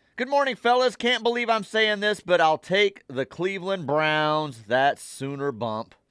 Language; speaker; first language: English; native; English